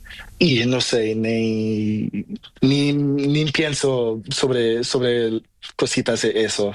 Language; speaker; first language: Spanish; non-native, learner; Portuguese